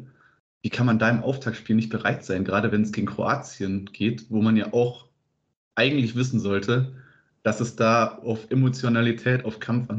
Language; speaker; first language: German; native; German